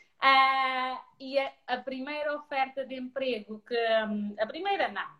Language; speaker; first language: Portuguese; non-native, local second language; Kabuverdianu